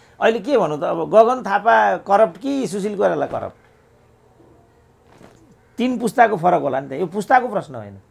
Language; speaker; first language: Nepali; native; Nepali